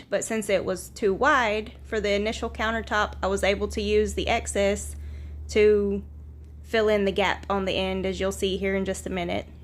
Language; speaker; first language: English; native; English